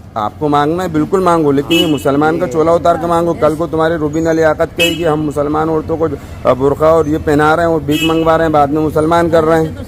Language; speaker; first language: Hindi; native; Hindi